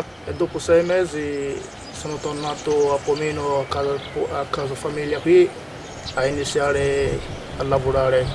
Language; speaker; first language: Italian; non-native, learner; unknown